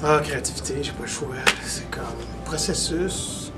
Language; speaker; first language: French; native; French